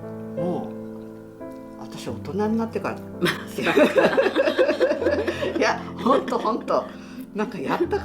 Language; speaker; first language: Japanese; native; Japanese